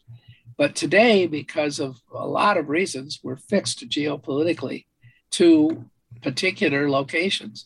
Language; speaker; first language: English; native; English